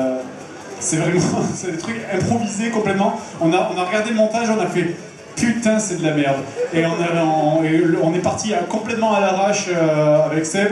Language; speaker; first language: French; native; French